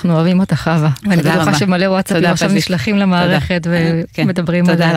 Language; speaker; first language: Hebrew; native; Hebrew